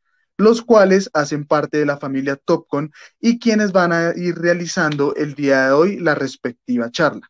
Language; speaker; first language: Spanish; native; Spanish